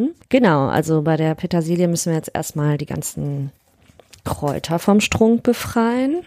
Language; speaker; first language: German; native; German